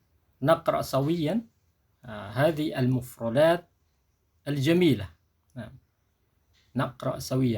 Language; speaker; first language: Arabic; non-native, fluent; Indonesian